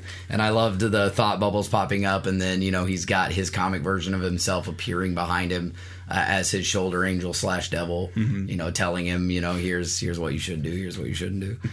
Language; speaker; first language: English; native; English